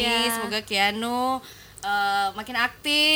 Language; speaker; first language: Indonesian; native; Indonesian